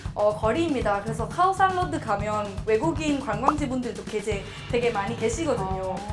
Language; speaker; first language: Korean; non-native, fluent; Thai